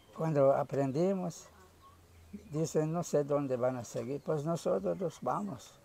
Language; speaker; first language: Spanish; native; Spanish